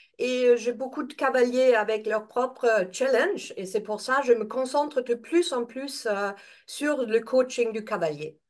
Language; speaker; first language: French; non-native, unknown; German